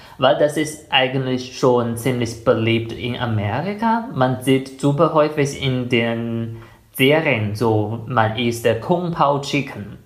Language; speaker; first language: German; non-native, fluent; Chinese